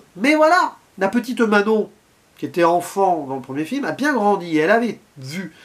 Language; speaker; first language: French; native; French